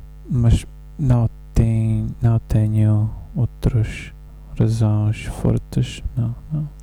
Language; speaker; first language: Portuguese; non-native, learner; Czech